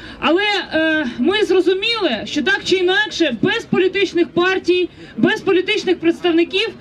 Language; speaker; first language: Ukrainian; native; Ukrainian